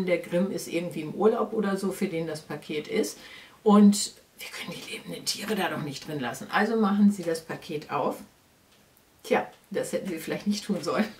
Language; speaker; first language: German; native; German